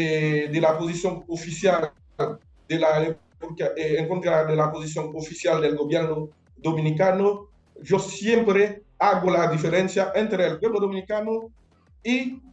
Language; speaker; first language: Spanish; non-native, fluent; Haitian Creole